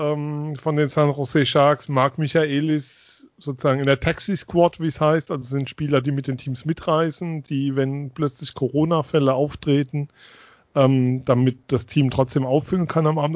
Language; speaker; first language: German; native; German